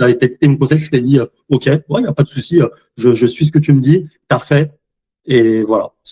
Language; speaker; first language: French; native; French